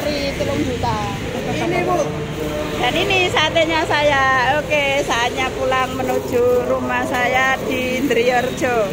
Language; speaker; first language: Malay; non-native, local second language; Javanese